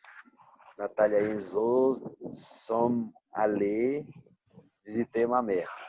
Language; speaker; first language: French; non-native, learner; Portuguese